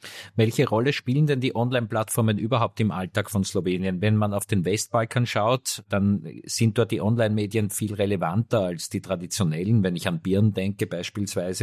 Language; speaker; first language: German; native; German